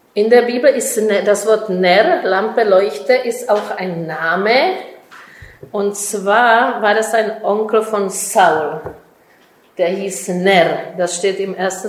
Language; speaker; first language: German; non-native, fluent; Czech